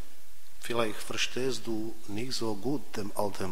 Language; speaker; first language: German; non-native, fluent; Czech